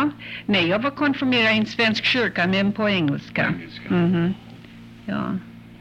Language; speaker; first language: Swedish; early bilingual, heritage; English